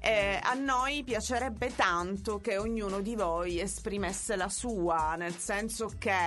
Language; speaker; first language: Italian; native; Italian